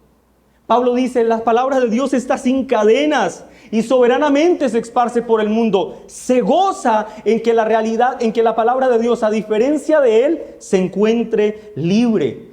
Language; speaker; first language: Spanish; native; Spanish